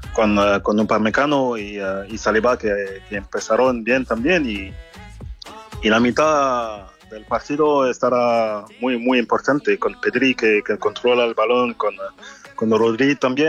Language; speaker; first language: Spanish; non-native, learner; French